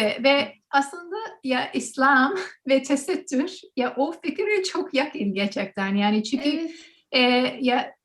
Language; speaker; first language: Turkish; non-native, learner; English